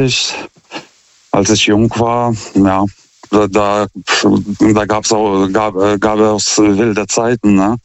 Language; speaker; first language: German; non-native, fluent; Lithuanian